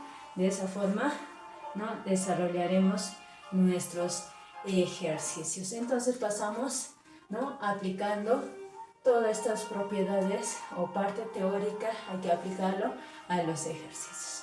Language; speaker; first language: Spanish; native; Spanish